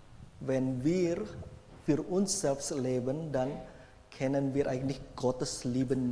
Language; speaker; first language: German; non-native, fluent; Indonesian